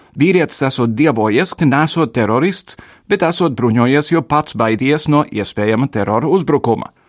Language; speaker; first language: Latvian; early bilingual, heritage; Latvian